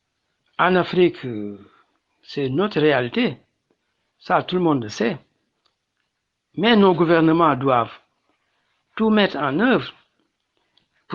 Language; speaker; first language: French; non-native, local second language; Wolof